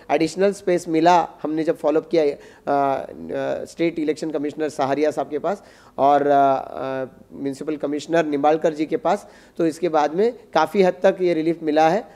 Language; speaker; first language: Hindi; non-native, local second language; Marathi